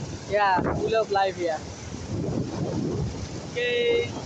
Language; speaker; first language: English; non-native, local second language; Bangla